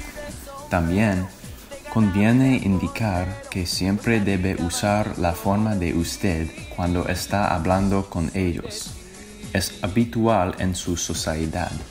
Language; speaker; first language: Spanish; non-native, learner; English